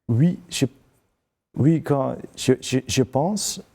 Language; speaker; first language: French; non-native, fluent; Dutch